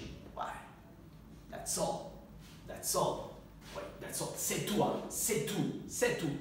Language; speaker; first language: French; non-native, fluent; Turkish